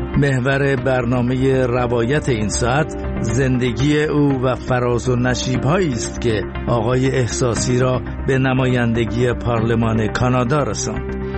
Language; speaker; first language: Persian; native; Persian